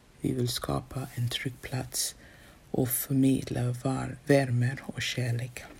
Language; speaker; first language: Swedish; non-native, fluent; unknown